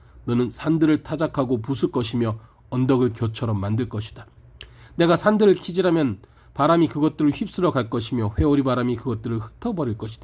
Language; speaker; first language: Korean; native; Korean